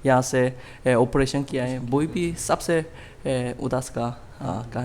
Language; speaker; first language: Urdu; non-native, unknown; Korean